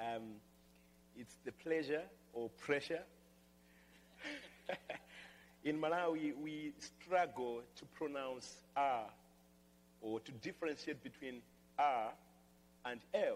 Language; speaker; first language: English; non-native, local second language; Nyanja